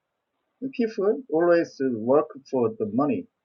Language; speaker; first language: English; non-native, learner; Korean